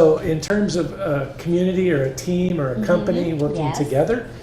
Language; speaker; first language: English; native; English